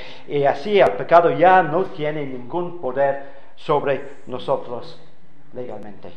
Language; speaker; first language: Spanish; non-native, fluent; English